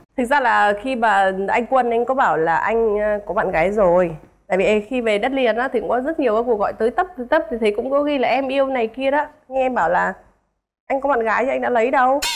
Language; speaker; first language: Vietnamese; native; Vietnamese